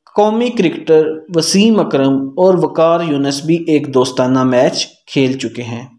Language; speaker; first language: Urdu; native; Urdu